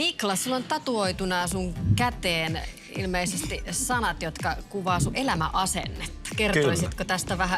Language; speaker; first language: Finnish; native; Finnish